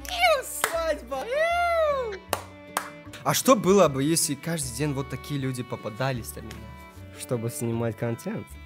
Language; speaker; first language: Russian; non-native, learner; Tajik